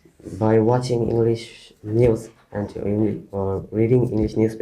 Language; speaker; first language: English; non-native, learner; Bangla